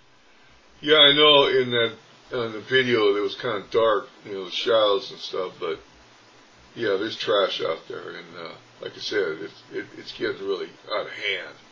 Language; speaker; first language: English; native; English